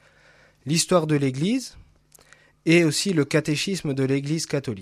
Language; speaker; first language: French; native; French